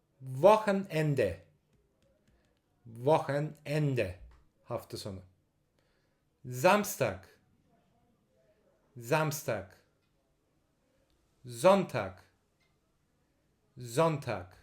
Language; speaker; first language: German; non-native, fluent; Turkish